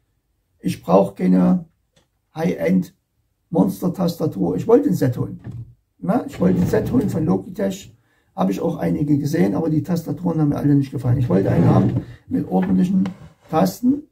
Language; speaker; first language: German; native; German